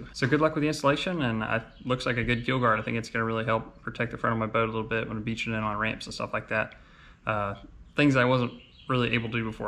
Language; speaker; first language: English; native; English